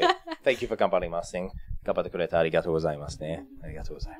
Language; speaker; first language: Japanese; non-native, learner; English